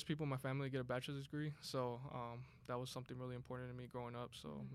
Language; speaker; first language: English; native; English